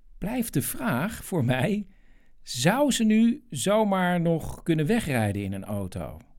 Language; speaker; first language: Dutch; native; Dutch